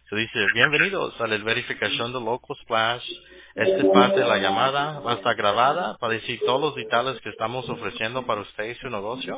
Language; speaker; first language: Spanish; early bilingual, heritage; Spanish